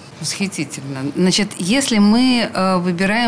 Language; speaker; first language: Russian; native; Russian